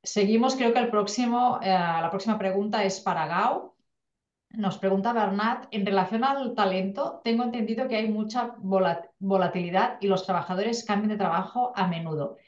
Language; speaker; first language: Spanish; non-native, local second language; Catalan